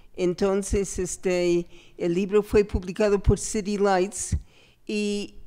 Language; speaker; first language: Spanish; non-native, fluent; English